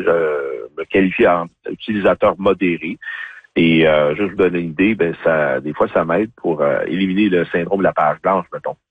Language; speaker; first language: French; native; French